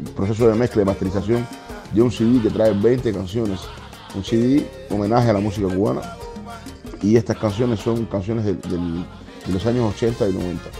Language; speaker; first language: Spanish; native; Spanish